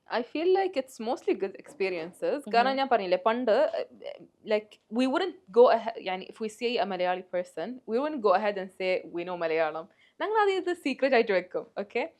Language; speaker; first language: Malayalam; non-native, fluent; Arabic